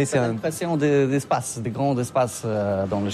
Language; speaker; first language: French; non-native, learner; Polish